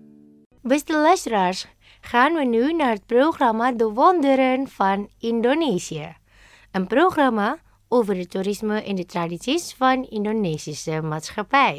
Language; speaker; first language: Dutch; non-native, fluent; Indonesian